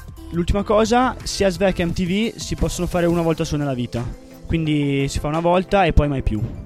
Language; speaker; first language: Italian; native; Italian